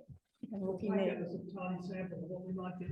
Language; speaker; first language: English; native; English